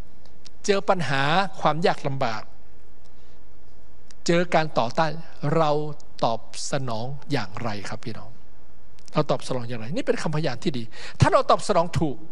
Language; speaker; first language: Thai; native; Thai